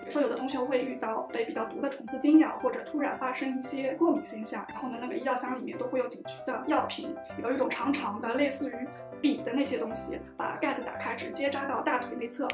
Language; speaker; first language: Chinese; native; Chinese